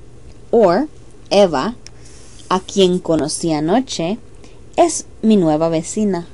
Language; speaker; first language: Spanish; non-native, fluent; English